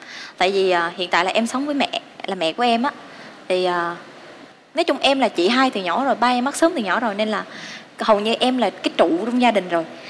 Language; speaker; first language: Vietnamese; native; Vietnamese